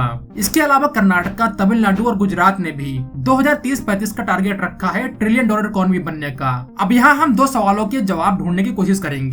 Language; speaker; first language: Hindi; native; Hindi